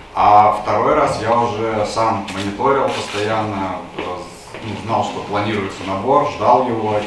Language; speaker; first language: Russian; native; Russian